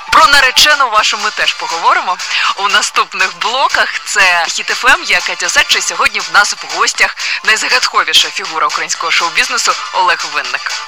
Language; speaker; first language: Ukrainian; native; Ukrainian